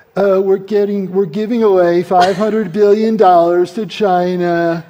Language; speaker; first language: English; native; English